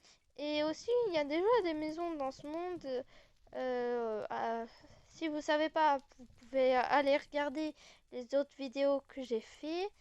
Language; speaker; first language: French; native; French